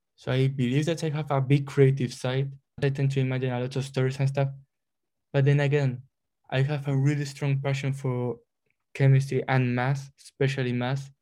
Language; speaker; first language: English; non-native, fluent; Spanish